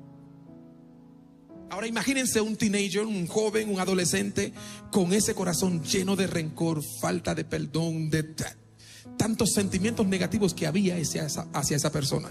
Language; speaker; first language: Spanish; non-native, fluent; Haitian Creole